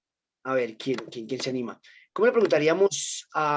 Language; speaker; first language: Spanish; native; Spanish